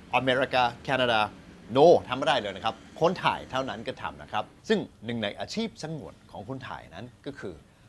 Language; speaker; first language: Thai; non-native, fluent; English